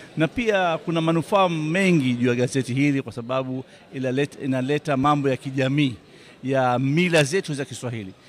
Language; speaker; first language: Swahili; native; Swahili